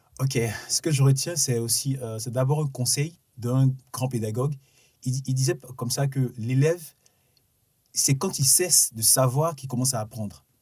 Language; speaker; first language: French; non-native, local second language; Sango